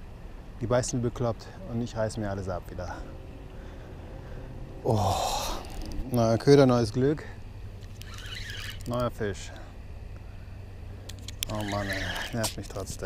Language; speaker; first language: German; native; German